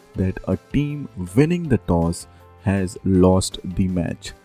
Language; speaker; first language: English; non-native, local second language; Hindi